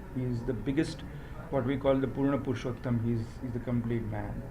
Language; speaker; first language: English; non-native, local second language; Hindi